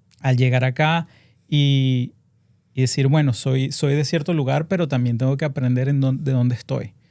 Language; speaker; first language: Spanish; native; Spanish